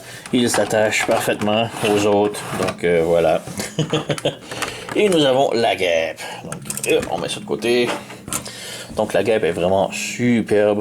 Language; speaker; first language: French; native; French